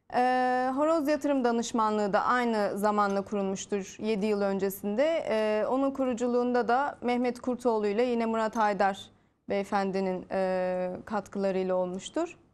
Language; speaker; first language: Turkish; native; Turkish